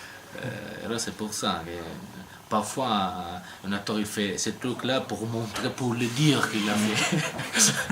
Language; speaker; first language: French; non-native, learner; Italian